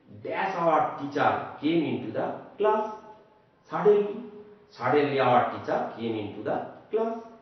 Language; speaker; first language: English; non-native, local second language; Bangla